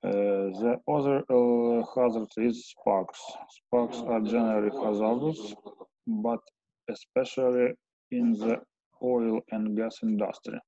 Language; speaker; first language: English; non-native, learner; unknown